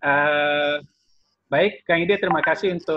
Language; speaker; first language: Indonesian; native; Indonesian